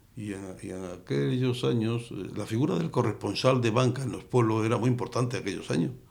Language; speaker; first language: Spanish; native; Spanish